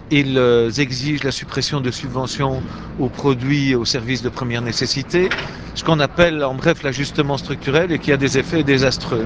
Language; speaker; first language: French; native; French